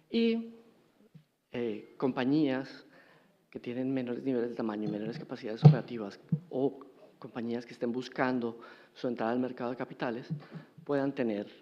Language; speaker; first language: Spanish; native; Spanish